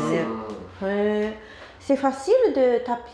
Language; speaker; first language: French; non-native, learner; Japanese